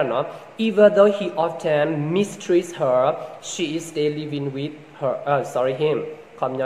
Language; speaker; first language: English; non-native, fluent; S'gaw Karen